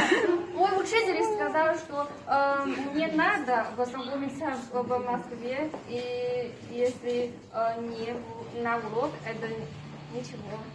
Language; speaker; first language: Russian; non-native, learner; Chinese